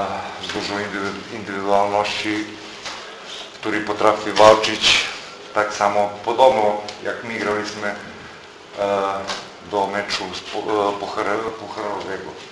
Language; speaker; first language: Polish; non-native, fluent; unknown